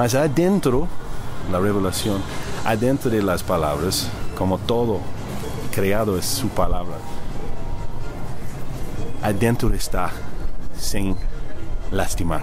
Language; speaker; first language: Spanish; early bilingual, heritage; Spanish